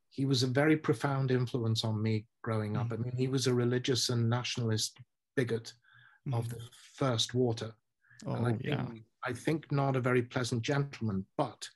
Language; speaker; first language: English; native; English